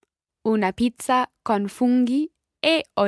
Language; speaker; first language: Italian; non-native, learner; English